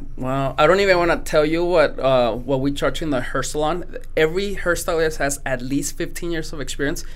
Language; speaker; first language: English; non-native, fluent; Spanish